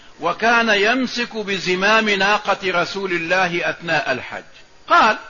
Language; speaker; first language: Arabic; native; Arabic